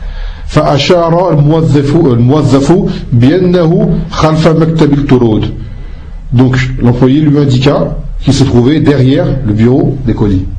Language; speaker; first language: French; native; French